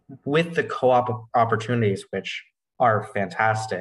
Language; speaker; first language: English; native; English